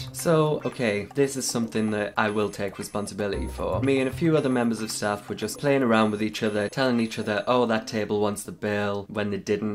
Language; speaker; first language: English; native; English